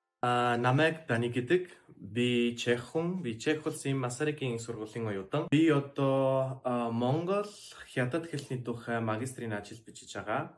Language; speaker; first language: Mongolian; non-native, learner; Czech